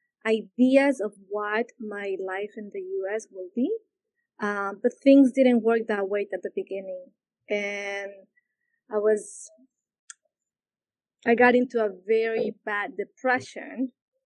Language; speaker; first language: English; non-native, fluent; Spanish